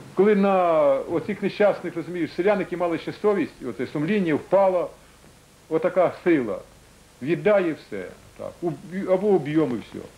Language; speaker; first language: Ukrainian; native; Ukrainian